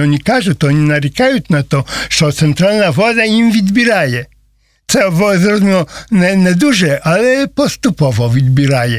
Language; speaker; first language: Ukrainian; non-native, learner; Polish